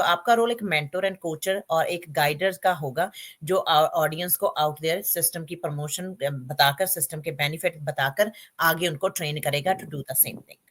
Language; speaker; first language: Hindi; non-native, local second language; Punjabi